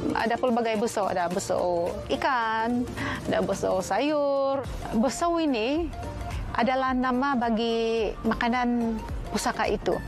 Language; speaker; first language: Malay; non-native, local second language; Central Dusun